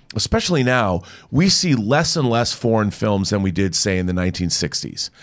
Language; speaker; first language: English; native; English